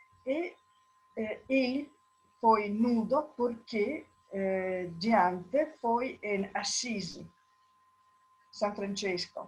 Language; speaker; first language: Portuguese; non-native, learner; Italian